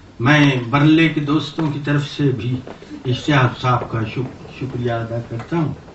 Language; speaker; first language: Urdu; non-native, local second language; Punjabi